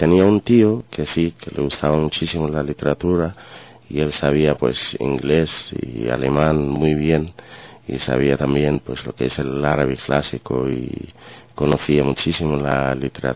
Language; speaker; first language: Spanish; non-native, fluent; Arabic